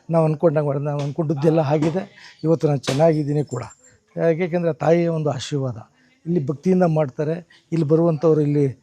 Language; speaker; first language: Kannada; native; Kannada